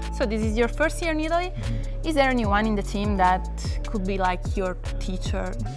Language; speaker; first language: English; non-native, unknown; Italian